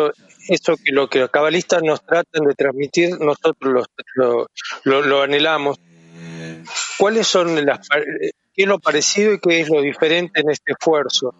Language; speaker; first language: Spanish; native; Spanish